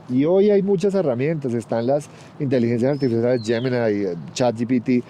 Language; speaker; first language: Spanish; native; Spanish